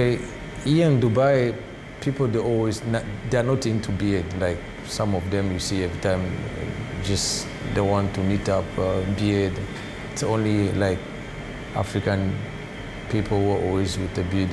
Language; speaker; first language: English; non-native, fluent; Rundi